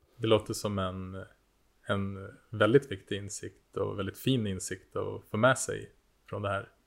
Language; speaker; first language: Swedish; native; Swedish